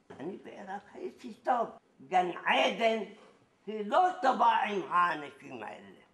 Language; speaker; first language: Hebrew; non-native, fluent; Arabic